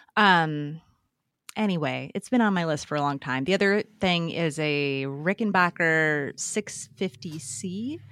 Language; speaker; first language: English; native; English